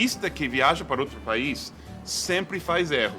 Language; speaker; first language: Portuguese; non-native, fluent; English